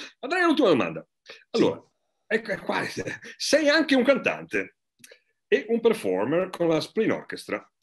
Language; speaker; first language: Italian; native; Italian